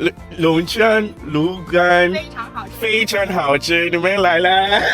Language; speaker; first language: Chinese; non-native, learner; English